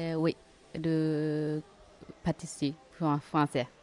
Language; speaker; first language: French; non-native, learner; Japanese